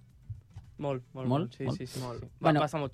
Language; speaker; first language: Catalan; native; Catalan